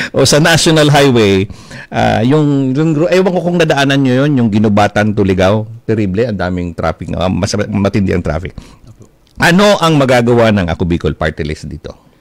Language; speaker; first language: Filipino; non-native, local second language; Bikol